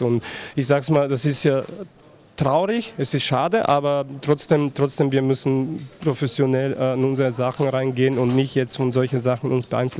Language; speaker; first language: German; non-native, fluent; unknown